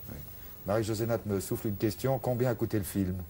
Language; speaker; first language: French; native; French